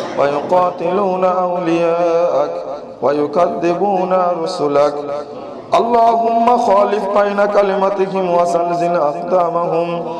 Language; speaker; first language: Arabic; non-native, fluent; Bangla